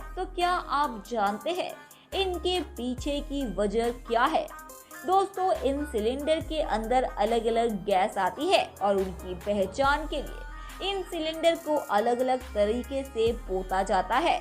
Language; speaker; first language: Hindi; native; Hindi